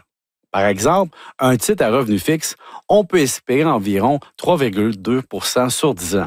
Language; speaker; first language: French; native; French